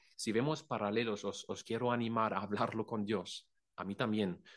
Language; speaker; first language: Spanish; non-native, fluent; German